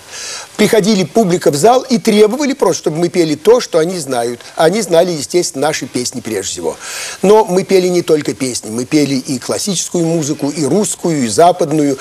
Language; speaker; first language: Russian; native; Russian